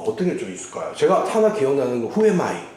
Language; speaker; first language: Korean; native; Korean